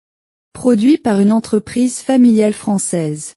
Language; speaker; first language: French; non-native, learner; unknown